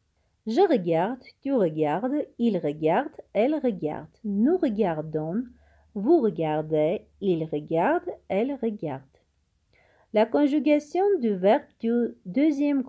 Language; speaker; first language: French; non-native, fluent; Armenian